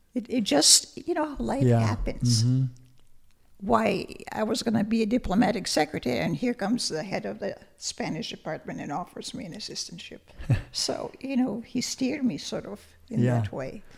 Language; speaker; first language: English; early bilingual, other home language; Lithuanian